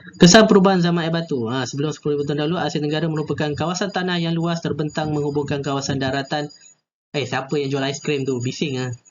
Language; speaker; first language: Malay; native; Malay